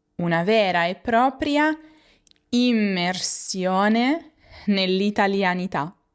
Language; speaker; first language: Italian; native; Italian